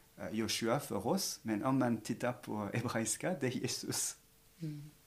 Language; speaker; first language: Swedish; non-native, fluent; French